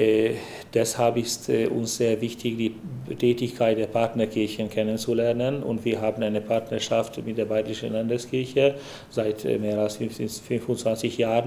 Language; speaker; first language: German; non-native, fluent; Hungarian